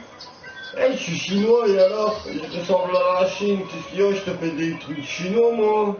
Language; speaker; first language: French; native; French